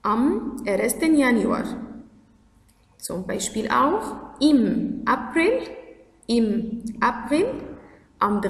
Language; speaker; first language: German; non-native, fluent; Arabic